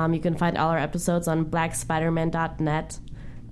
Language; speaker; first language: English; non-native, fluent; German